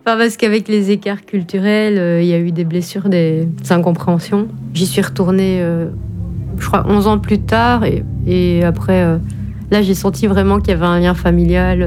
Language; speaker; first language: French; native; French